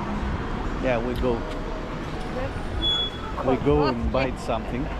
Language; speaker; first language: English; non-native, learner; Greek